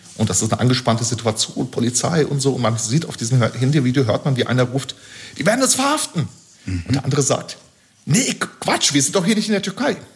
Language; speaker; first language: German; early bilingual, other home language; Turkish